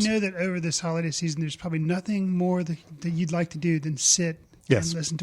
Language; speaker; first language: English; native; English